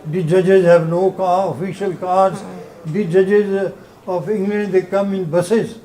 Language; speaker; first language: English; non-native, local second language; Urdu